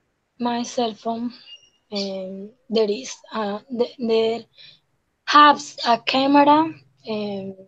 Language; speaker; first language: English; non-native, learner; Spanish